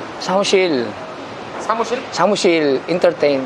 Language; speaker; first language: Korean; non-native, learner; Filipino